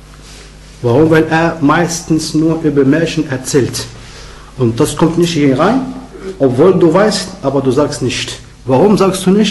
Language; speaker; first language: German; non-native, learner; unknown